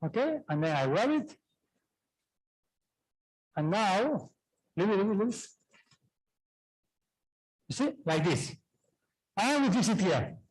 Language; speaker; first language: English; non-native, fluent; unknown